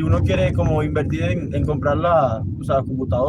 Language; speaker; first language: Spanish; native; Spanish